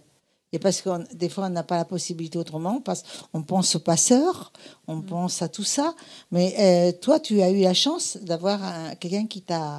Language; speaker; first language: French; native; French